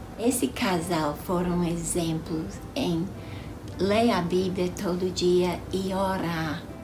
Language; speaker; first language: Portuguese; non-native, fluent; English